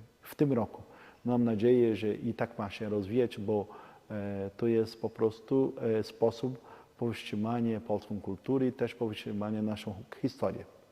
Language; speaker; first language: Polish; non-native, learner; Portuguese